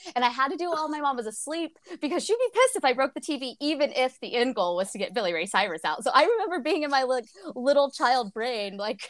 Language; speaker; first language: English; native; English